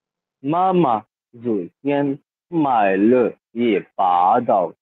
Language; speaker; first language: Chinese; non-native, learner; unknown